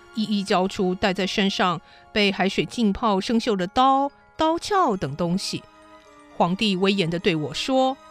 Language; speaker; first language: Chinese; native; Chinese